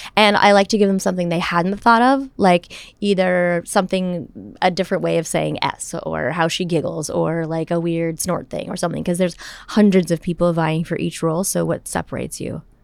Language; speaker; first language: English; native; English